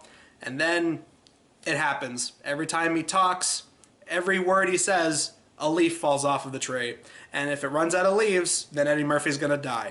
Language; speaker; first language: English; native; English